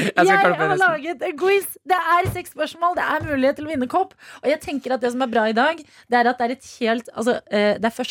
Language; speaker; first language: Norwegian; native; Norwegian